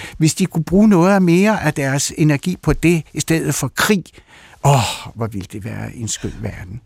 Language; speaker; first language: Danish; early bilingual, other home language; Russian